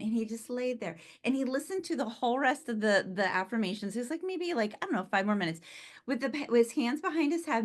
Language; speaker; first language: English; native; English